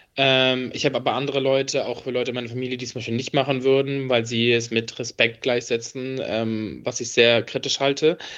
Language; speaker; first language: German; early bilingual, other home language; Arabic